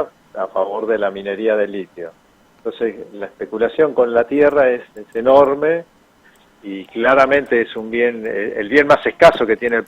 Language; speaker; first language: Spanish; native; Spanish